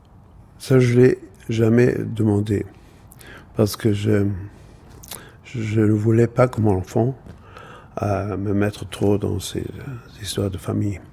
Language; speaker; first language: French; non-native, fluent; German